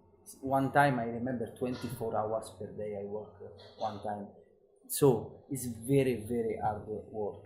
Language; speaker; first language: English; non-native, learner; Italian